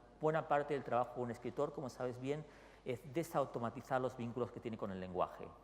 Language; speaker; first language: Spanish; native; Spanish